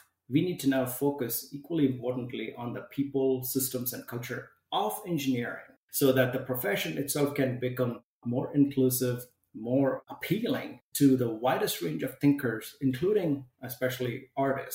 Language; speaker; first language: English; non-native, local second language; Tamil